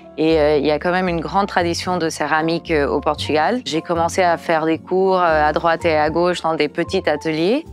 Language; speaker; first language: French; non-native, fluent; Portuguese